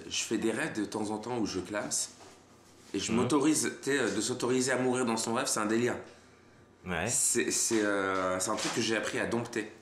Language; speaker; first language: French; native; French